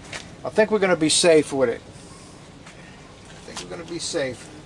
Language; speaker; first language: English; native; English